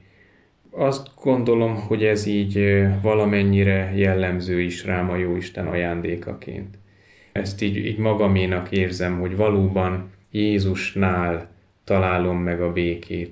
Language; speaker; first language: Hungarian; native; Hungarian